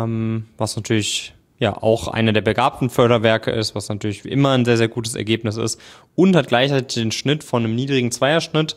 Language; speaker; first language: German; native; German